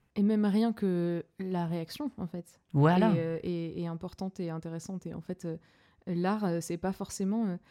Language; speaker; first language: French; native; French